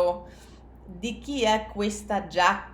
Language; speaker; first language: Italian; non-native, fluent; English